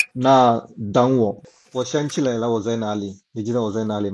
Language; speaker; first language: Chinese; non-native, learner; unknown